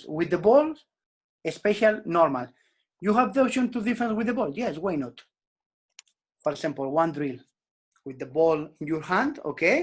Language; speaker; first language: English; non-native, learner; Spanish